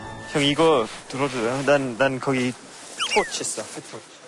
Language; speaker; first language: Korean; non-native, fluent; English